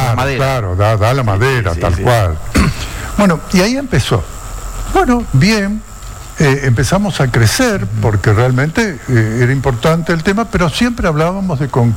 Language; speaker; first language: Spanish; native; Spanish